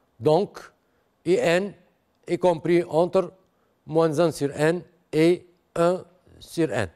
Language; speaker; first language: French; non-native, local second language; Arabic